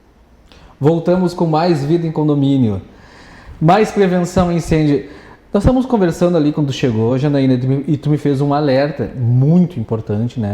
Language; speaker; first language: Portuguese; native; Portuguese